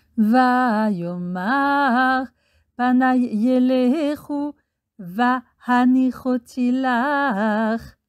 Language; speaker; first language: Hebrew; non-native, fluent; French